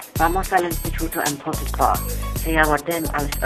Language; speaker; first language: Spanish; non-native, learner; English